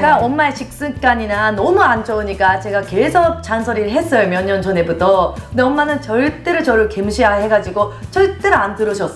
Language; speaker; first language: Korean; non-native, fluent; Japanese